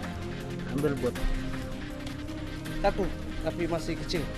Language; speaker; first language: Indonesian; native; Indonesian